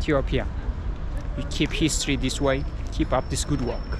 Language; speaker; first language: English; non-native, local second language; Amharic